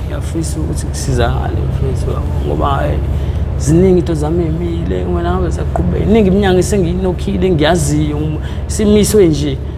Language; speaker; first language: Zulu; native; Zulu